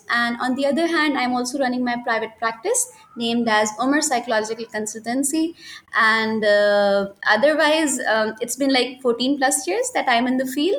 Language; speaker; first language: English; non-native, local second language; Urdu